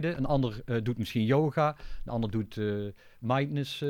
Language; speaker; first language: Dutch; native; Dutch